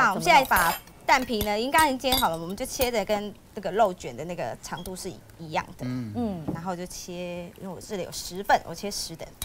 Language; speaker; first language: Chinese; native; Chinese